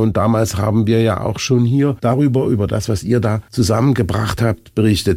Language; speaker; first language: German; native; German